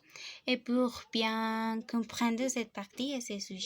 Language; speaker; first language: French; non-native, fluent; Spanish